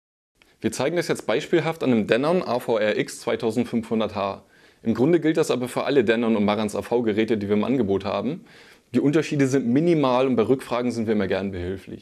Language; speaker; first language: German; native; German